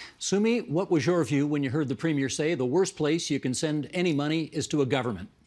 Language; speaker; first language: English; native; English